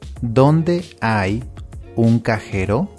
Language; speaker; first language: Spanish; non-native, fluent; English